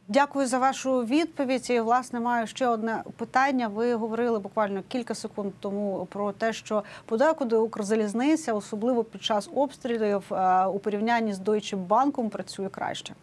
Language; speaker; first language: Ukrainian; native; Ukrainian